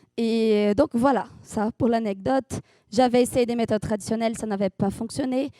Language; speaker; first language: French; non-native, fluent; Portuguese